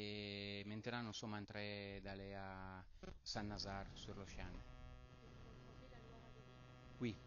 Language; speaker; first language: French; non-native, learner; Italian